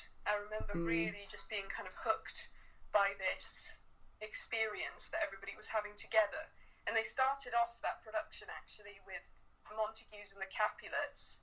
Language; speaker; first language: English; native; English